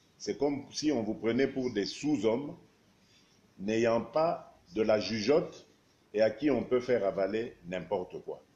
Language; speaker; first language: French; non-native, local second language; Luba-Lulua